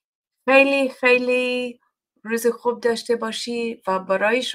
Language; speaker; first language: Persian; non-native, learner; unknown